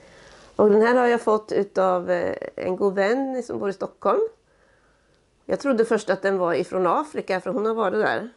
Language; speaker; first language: Swedish; native; Swedish